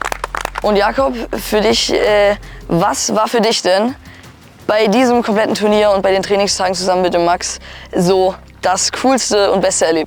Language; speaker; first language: German; native; German